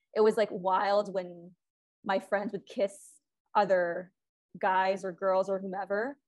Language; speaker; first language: English; non-native, local second language; Filipino